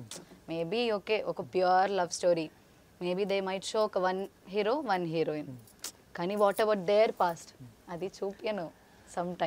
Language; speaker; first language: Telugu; non-native, learner; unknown